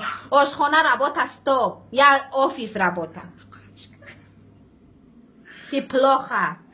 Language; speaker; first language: Russian; non-native, learner; Tajik